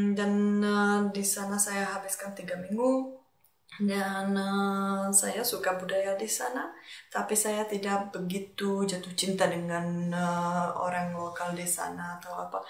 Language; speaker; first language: Indonesian; non-native, fluent; Czech